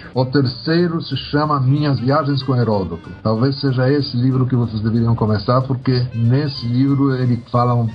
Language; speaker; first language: Portuguese; early bilingual, other home language; Polish